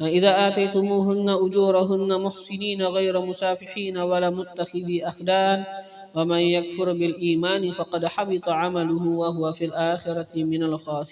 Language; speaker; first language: Arabic; non-native, fluent; Indonesian